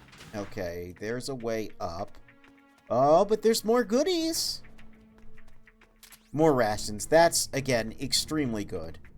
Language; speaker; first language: English; native; English